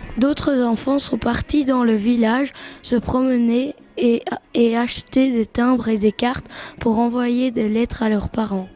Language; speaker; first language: French; native; French